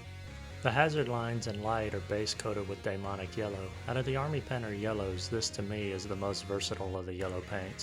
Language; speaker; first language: English; native; English